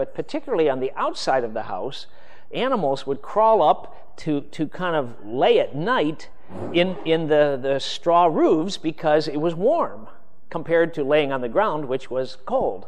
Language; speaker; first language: English; native; English